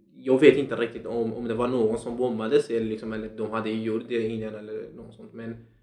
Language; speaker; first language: Swedish; non-native, fluent; Central Kurdish